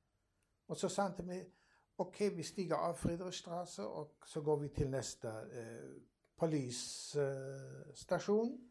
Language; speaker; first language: Swedish; non-native, fluent; German